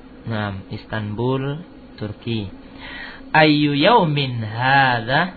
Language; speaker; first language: Arabic; non-native, fluent; Indonesian